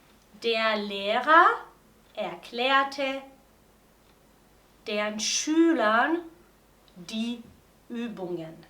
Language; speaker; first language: German; non-native, fluent; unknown